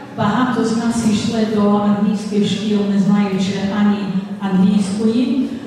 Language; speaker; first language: Ukrainian; early bilingual, heritage; Ukrainian